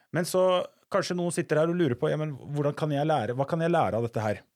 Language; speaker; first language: Norwegian; early bilingual, other home language; Arabic